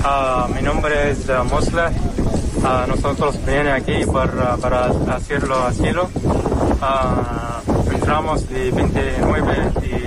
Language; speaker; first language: Spanish; non-native, learner; Arabic